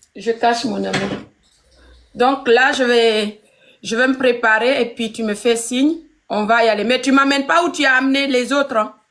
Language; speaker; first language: French; non-native, local second language; Fula